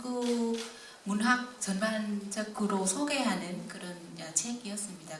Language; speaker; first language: Korean; non-native, fluent; Vietnamese